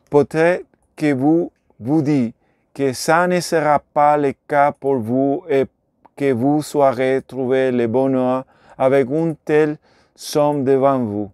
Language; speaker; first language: French; non-native, learner; Spanish